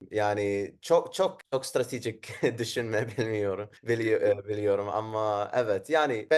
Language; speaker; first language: Turkish; non-native, learner; Arabic